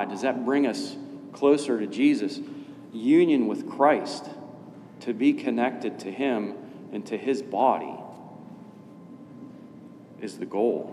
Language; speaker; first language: English; native; English